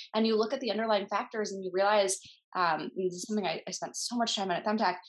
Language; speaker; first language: English; native; English